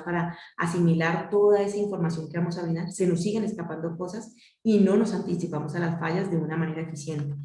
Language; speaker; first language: Spanish; native; Spanish